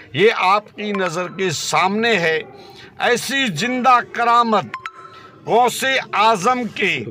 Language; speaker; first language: Hindi; non-native, local second language; Kachhi